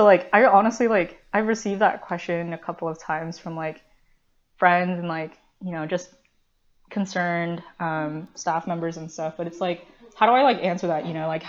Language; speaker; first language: English; early bilingual, other home language; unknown